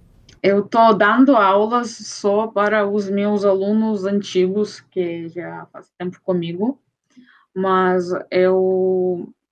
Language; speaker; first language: Portuguese; non-native, fluent; Russian